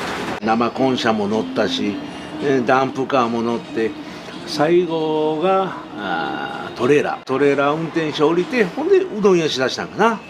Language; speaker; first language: Japanese; native; Japanese